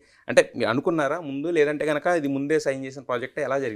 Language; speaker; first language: Telugu; native; Telugu